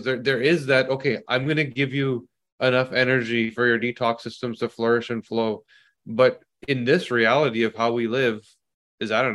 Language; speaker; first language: English; native; English